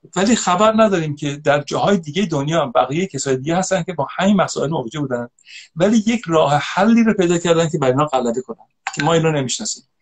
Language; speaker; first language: Persian; native; Persian